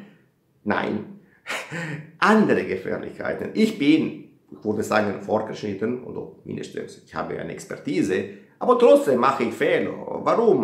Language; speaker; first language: German; non-native, fluent; Italian